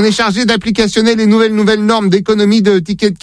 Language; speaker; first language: French; native; French